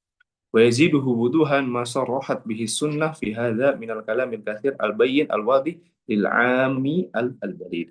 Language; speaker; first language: Arabic; non-native, fluent; Indonesian